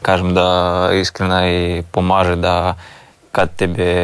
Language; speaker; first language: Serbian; non-native, learner; Russian